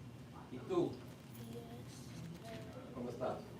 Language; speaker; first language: Spanish; non-native, fluent; English